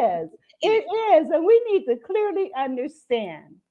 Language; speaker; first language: English; native; English